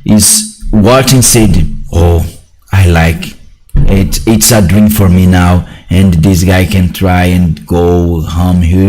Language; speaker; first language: English; non-native, learner; Portuguese